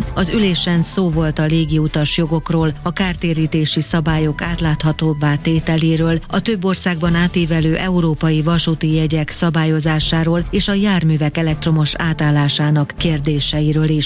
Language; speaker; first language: Hungarian; native; Hungarian